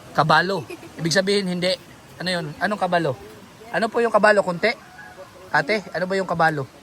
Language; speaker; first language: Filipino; native; Filipino